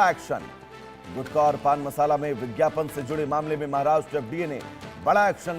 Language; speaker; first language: Hindi; native; Hindi